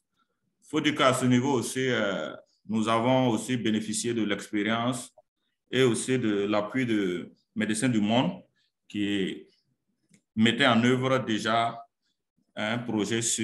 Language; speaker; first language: French; non-native, local second language; Mossi